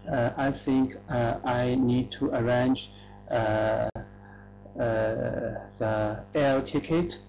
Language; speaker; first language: English; non-native, learner; Chinese